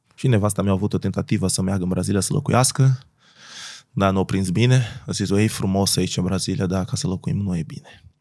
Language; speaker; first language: Romanian; non-native, fluent; Portuguese